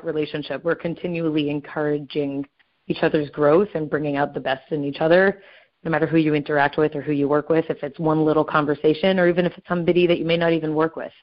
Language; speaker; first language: English; native; English